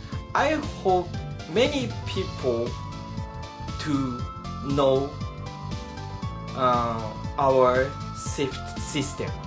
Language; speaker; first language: English; non-native, learner; Japanese